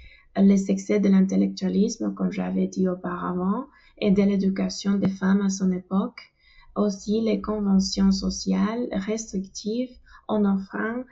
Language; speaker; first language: French; non-native, fluent; Spanish